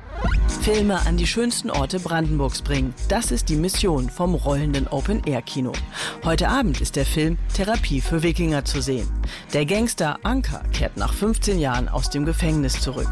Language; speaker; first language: German; native; German